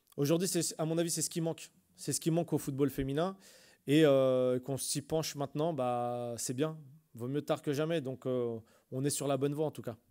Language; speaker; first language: French; native; French